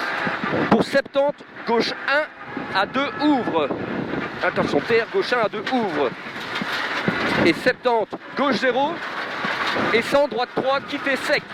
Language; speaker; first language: French; native; French